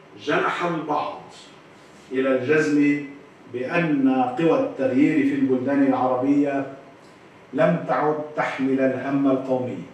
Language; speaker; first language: Arabic; native; Arabic